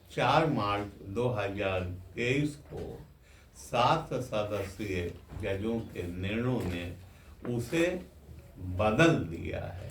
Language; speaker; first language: Hindi; native; Hindi